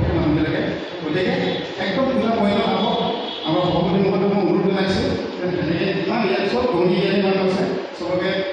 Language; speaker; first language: Assamese; non-native, local second language; Karbi